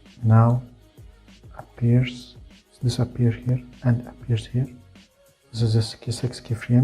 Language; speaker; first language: English; non-native, fluent; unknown